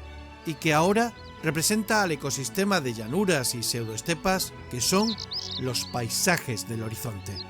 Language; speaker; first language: Spanish; native; Spanish